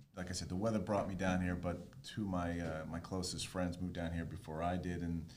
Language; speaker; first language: English; native; English